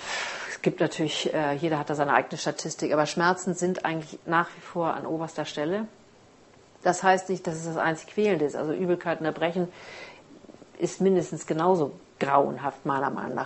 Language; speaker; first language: German; native; German